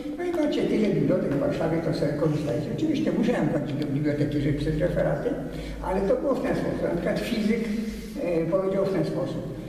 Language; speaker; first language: Polish; early bilingual, heritage; Polish